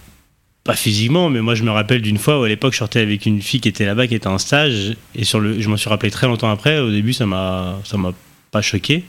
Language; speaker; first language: French; native; French